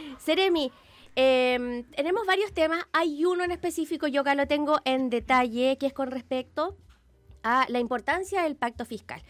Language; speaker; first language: Spanish; native; Spanish